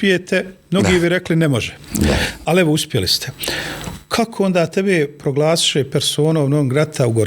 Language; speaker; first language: Bosnian; native; Bosnian